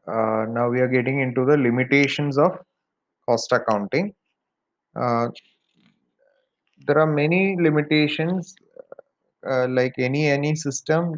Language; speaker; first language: English; non-native, local second language; Malayalam